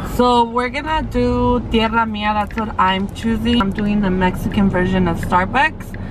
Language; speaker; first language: English; early bilingual, other home language; Spanish